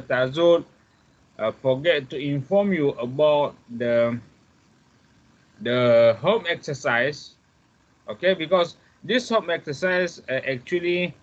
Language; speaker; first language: English; non-native, fluent; Malay